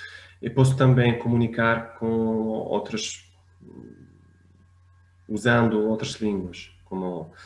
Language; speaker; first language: Portuguese; non-native, fluent; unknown